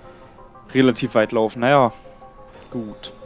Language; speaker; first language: German; native; German